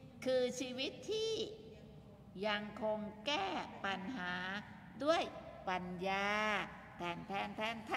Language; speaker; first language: Thai; native; Thai